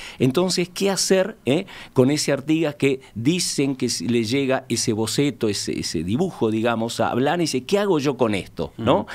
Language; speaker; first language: Spanish; native; Spanish